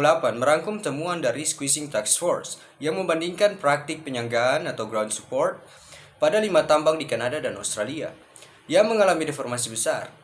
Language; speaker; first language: Indonesian; native; Indonesian